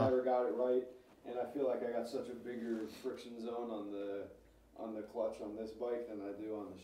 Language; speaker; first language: English; native; English